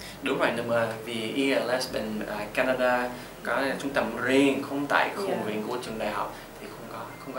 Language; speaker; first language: Vietnamese; non-native, fluent; English